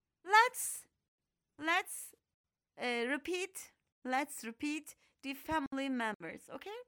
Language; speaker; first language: English; non-native, fluent; Turkish